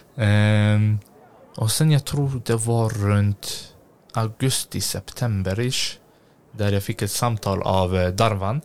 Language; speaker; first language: Swedish; native; Swedish